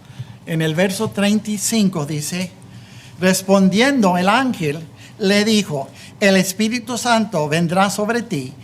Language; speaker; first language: Spanish; non-native, fluent; English